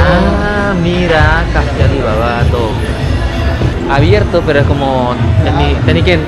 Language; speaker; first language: Spanish; non-native, fluent; Indonesian